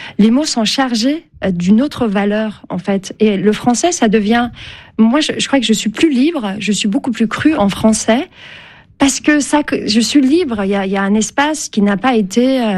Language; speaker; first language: French; early bilingual, other home language; Turkish